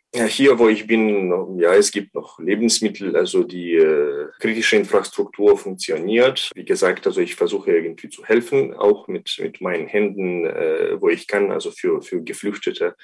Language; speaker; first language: German; non-native, fluent; Ukrainian